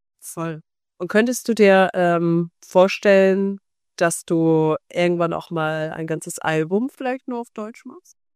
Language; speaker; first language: German; native; German